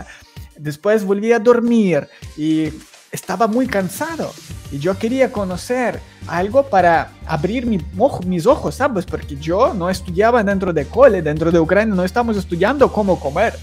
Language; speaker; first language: Spanish; non-native, learner; Ukrainian